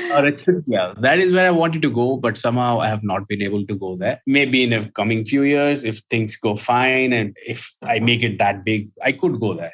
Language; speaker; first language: English; non-native, local second language; Hindi